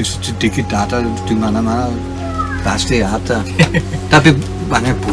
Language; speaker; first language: Indonesian; non-native, fluent; German